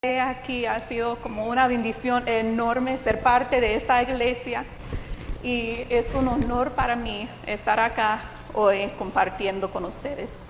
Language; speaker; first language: Spanish; non-native, fluent; English